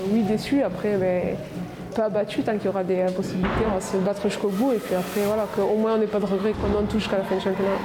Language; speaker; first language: French; native; French